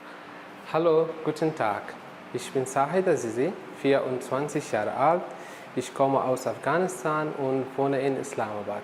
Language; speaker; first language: German; non-native, learner; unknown